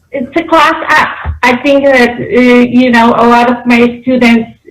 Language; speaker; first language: English; non-native, fluent; Polish